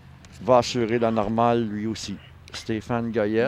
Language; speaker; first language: French; native; French